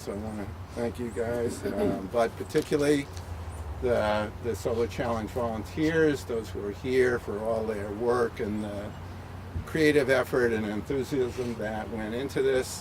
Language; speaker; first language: English; native; English